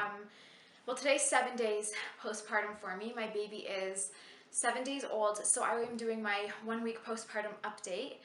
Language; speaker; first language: English; native; English